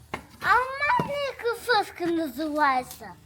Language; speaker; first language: Russian; non-native, local second language; Yakut